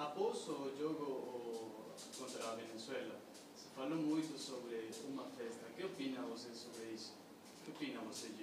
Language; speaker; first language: Portuguese; non-native, learner; Spanish